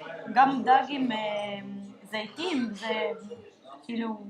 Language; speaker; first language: Hebrew; non-native, fluent; Spanish